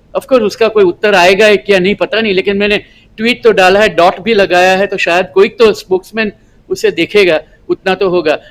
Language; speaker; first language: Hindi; non-native, local second language; Gujarati